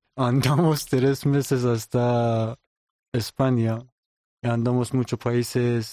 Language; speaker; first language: Spanish; non-native, learner; Persian